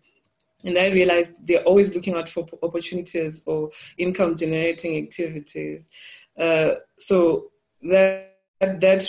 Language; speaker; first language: English; non-native, local second language; Shona